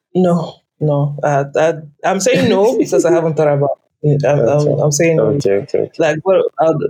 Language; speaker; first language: English; non-native, local second language; Yoruba